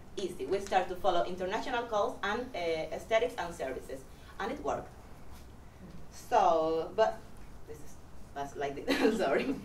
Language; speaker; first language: English; non-native, fluent; Spanish